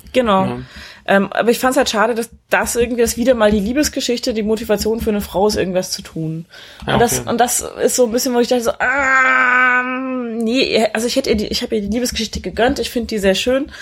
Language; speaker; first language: German; native; German